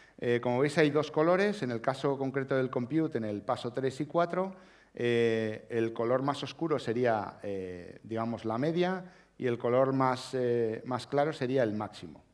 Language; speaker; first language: Spanish; native; Spanish